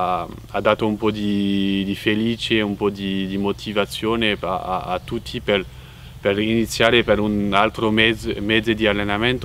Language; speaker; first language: Italian; non-native, fluent; French